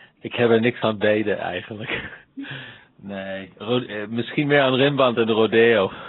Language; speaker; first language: Dutch; non-native, fluent; English